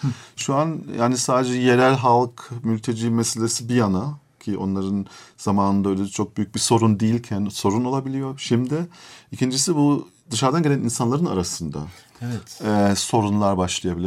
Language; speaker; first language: Turkish; native; Turkish